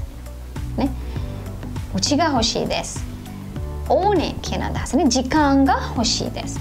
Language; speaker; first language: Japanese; non-native, fluent; Sinhala